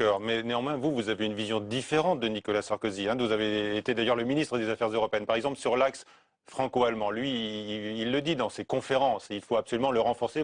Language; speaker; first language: French; native; French